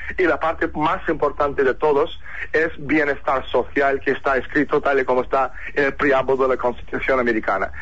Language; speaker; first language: Spanish; non-native, fluent; Russian